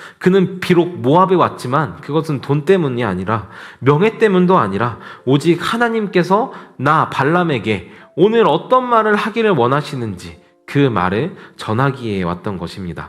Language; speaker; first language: Korean; native; Korean